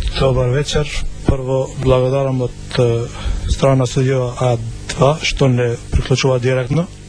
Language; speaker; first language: Macedonian; non-native, local second language; Albanian